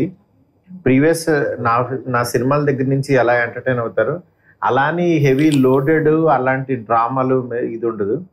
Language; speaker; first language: Telugu; native; Telugu